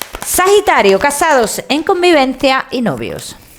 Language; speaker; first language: Spanish; native; Spanish